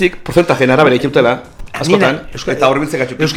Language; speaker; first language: Basque; native; Basque